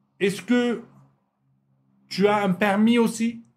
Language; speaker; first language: French; non-native, fluent; Turkish